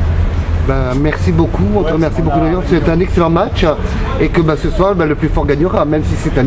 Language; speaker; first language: French; native; French